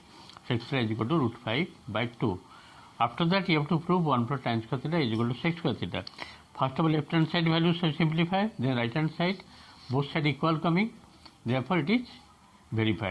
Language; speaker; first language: English; non-native, local second language; Bangla